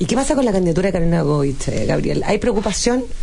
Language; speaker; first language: Spanish; native; Spanish